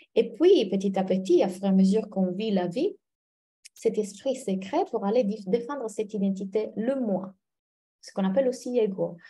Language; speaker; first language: French; non-native, fluent; Italian